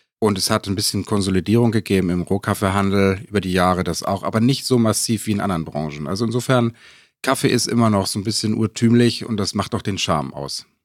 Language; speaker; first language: German; native; German